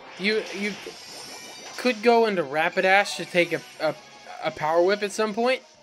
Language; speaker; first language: English; native; English